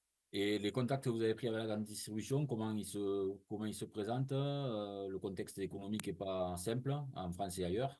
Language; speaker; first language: French; native; French